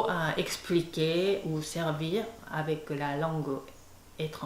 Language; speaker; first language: French; non-native, fluent; Japanese